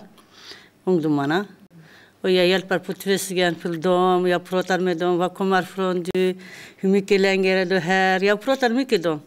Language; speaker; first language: Swedish; non-native, learner; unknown